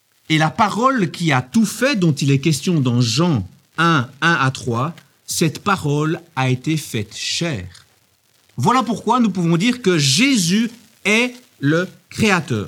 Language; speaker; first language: French; native; French